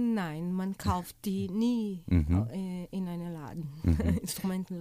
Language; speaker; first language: German; non-native, fluent; Portuguese